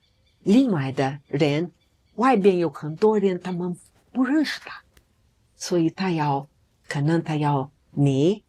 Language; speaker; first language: Chinese; non-native, learner; Portuguese